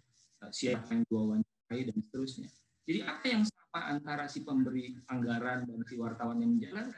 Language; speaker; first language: Indonesian; native; Indonesian